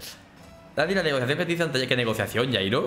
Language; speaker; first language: Spanish; native; Spanish